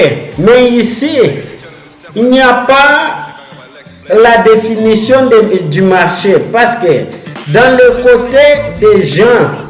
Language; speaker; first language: French; non-native, fluent; Portuguese